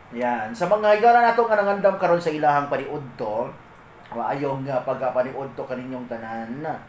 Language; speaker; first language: Cebuano; native; Cebuano